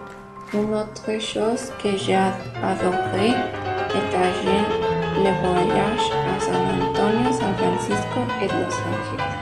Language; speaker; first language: French; non-native, learner; Spanish